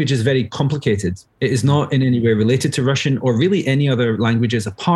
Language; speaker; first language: English; native; English